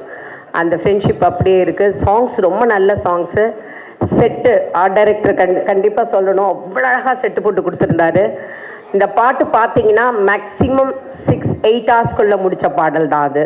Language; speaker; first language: Tamil; non-native, fluent; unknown